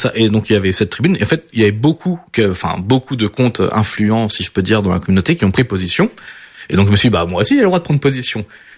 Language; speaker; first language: French; early bilingual, other home language; Portuguese